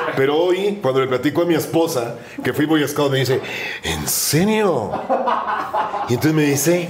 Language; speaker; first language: Spanish; native; Spanish